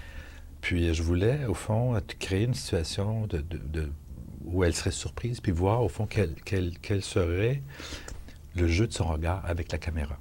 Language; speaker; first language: French; native; French